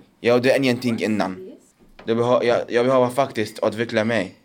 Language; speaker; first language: Swedish; non-native, learner; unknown